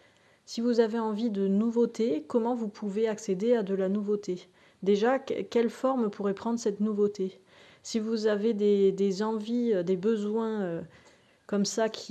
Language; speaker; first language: French; native; French